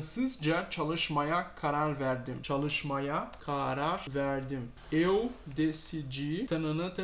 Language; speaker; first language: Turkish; non-native, fluent; Portuguese